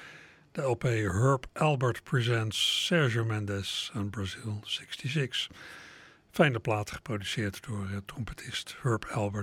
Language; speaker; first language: Dutch; native; Dutch